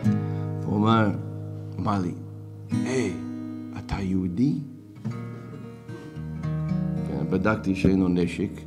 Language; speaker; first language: Hebrew; non-native, fluent; English